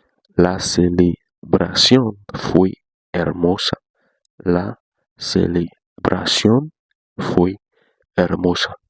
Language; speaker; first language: Spanish; non-native, learner; Haitian Creole